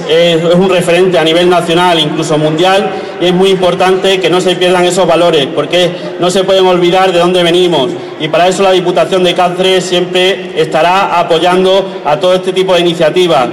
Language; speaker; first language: Spanish; native; Spanish